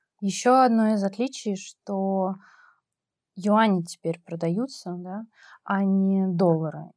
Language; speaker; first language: Russian; native; Russian